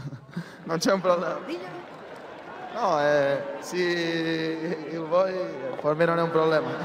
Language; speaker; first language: Italian; non-native, learner; Spanish